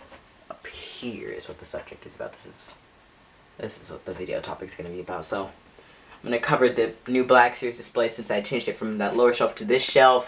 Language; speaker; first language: English; native; English